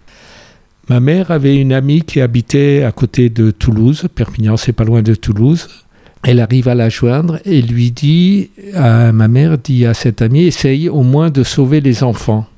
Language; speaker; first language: French; native; French